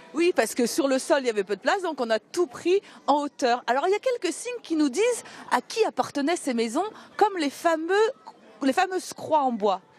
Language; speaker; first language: French; native; French